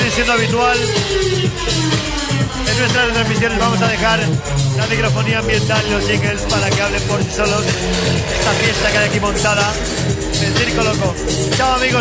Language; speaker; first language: Spanish; native; Spanish